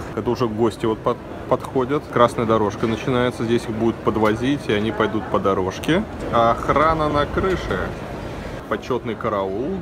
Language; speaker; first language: Russian; native; Russian